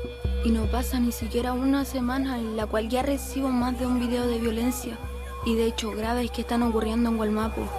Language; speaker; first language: Spanish; native; Spanish